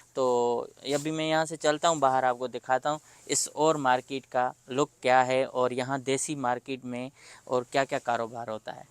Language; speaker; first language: Urdu; non-native, local second language; Sindhi